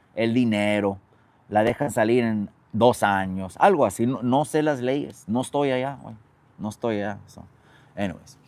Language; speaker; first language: Spanish; early bilingual, other home language; English